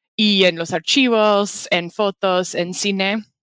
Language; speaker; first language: Spanish; non-native, fluent; English